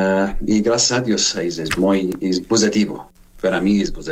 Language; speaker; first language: Spanish; non-native, learner; Arabic